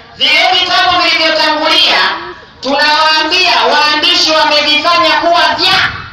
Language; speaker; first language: Swahili; native; Swahili